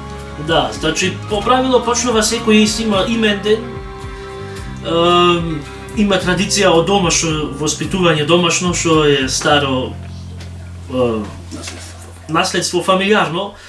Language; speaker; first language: Macedonian; early bilingual, heritage; Macedonian